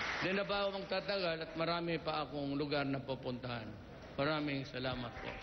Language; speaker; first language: Filipino; non-native, local second language; Cebuano